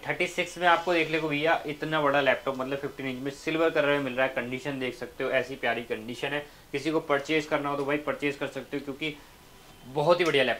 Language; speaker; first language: Hindi; native; Hindi